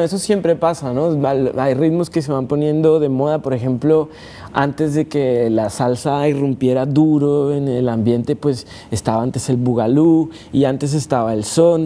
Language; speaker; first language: Spanish; native; Spanish